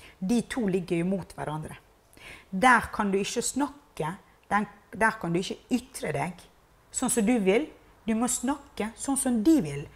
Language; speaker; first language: Norwegian; non-native, fluent; Persian